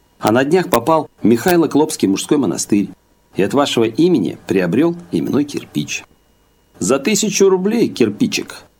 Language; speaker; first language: Russian; native; Russian